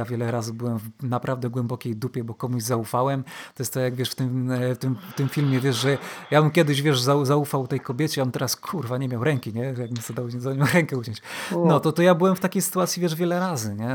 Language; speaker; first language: Polish; native; Polish